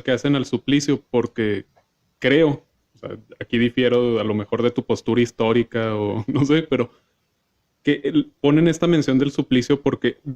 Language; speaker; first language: Spanish; native; Spanish